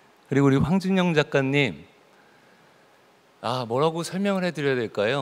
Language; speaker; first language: Korean; native; Korean